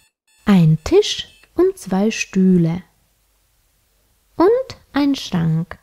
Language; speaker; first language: German; non-native, fluent; Russian